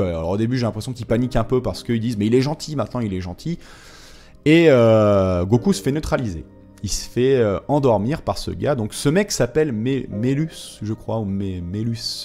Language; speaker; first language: French; native; French